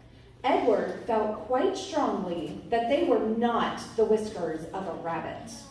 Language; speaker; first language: English; native; English